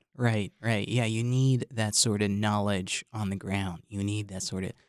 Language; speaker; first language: English; non-native, fluent; Arabic